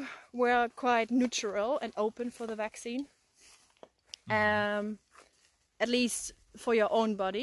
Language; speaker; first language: English; non-native, fluent; German